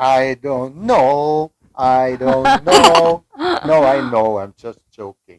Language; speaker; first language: English; non-native, fluent; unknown